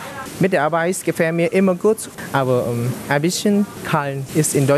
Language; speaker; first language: German; non-native, learner; Vietnamese